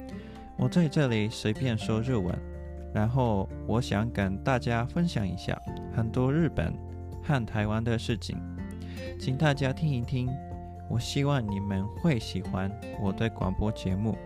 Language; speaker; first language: Chinese; early bilingual, heritage; Japanese